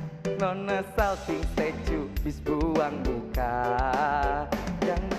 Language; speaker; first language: Indonesian; native; Indonesian